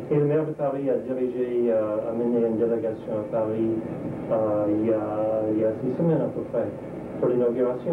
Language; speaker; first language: French; non-native, fluent; English